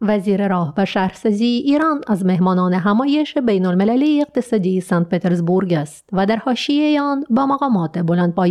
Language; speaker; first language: Persian; native; Persian